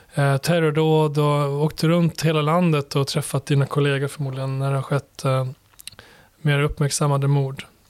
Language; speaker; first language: Swedish; early bilingual, other home language; Albanian